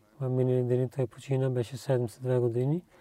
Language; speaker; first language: Bulgarian; non-native, learner; Urdu